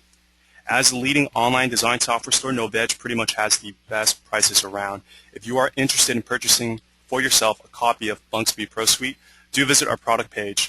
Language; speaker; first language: English; native; English